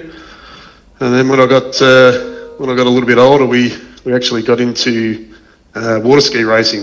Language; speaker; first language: English; native; English